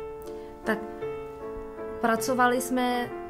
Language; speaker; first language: Czech; early bilingual, other home language; Vietnamese